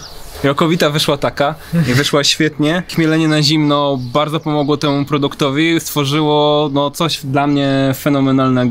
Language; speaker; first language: Polish; native; Polish